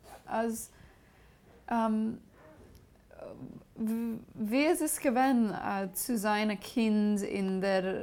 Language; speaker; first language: German; non-native, fluent; English